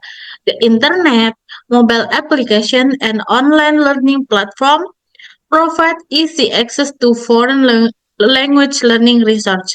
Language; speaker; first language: English; non-native, learner; Indonesian